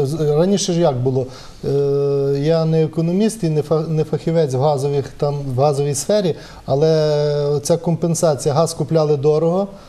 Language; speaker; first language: Ukrainian; native; Ukrainian